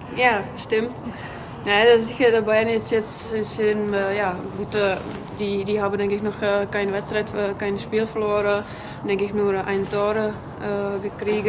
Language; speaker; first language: German; non-native, fluent; Czech